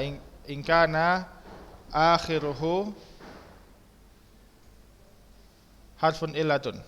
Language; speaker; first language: Arabic; non-native, fluent; Indonesian